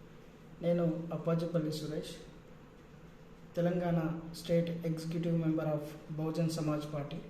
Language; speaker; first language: Telugu; native; Telugu